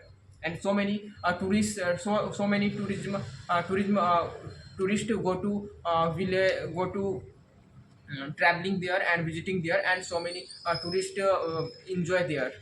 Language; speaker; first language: English; non-native, learner; Hindi